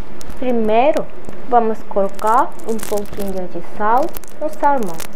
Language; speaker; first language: Portuguese; non-native, learner; Japanese